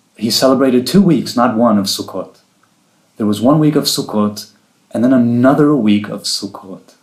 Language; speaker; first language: English; early bilingual, other home language; Hebrew